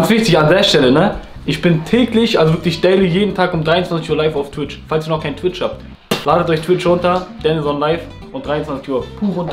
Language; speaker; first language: German; native; German